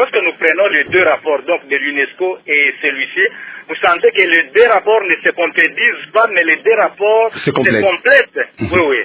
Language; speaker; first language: French; non-native, local second language; Luba-Lulua